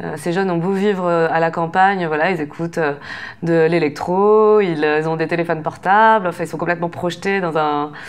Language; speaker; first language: French; native; French